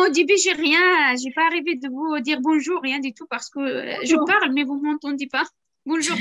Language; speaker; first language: French; non-native, learner; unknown